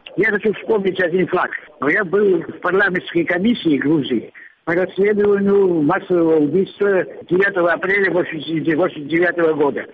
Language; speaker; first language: Russian; non-native, local second language; Georgian